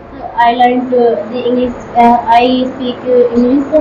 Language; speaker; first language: English; non-native, learner; Hindi